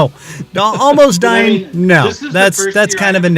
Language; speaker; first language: English; native; English